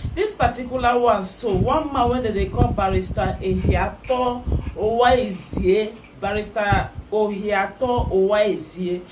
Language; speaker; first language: Nigerian Pidgin; native; Nigerian Pidgin